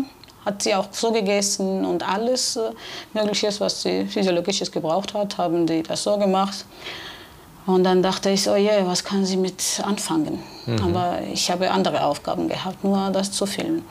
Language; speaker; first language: German; non-native, fluent; Georgian